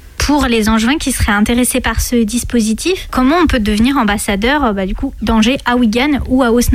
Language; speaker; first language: French; native; French